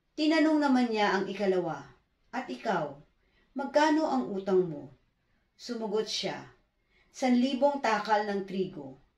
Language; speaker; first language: Filipino; native; Filipino